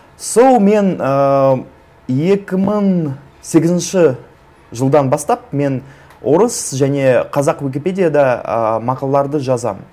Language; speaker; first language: Kazakh; non-native, local second language; Russian